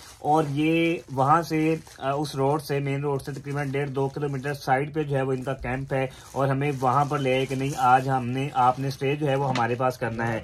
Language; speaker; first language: Urdu; non-native, local second language; Punjabi